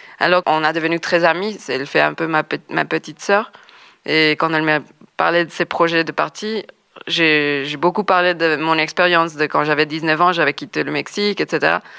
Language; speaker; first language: French; non-native, fluent; Spanish